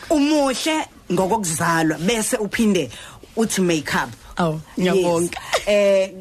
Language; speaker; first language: Zulu; non-native, local second language; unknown